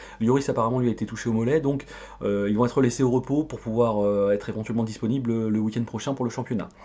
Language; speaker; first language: French; native; French